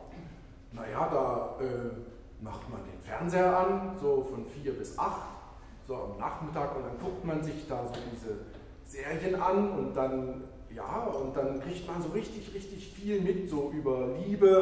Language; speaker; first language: German; native; German